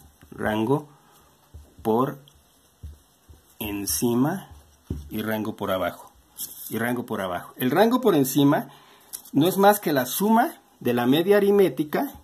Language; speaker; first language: Spanish; native; Spanish